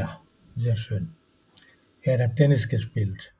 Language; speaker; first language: German; non-native, fluent; Bangla